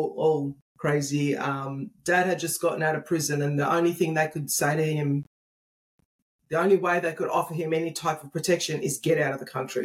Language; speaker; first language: English; native; English